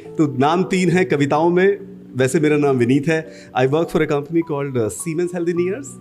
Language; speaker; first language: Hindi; native; Hindi